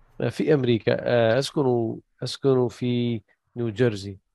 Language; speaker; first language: Arabic; non-native, learner; English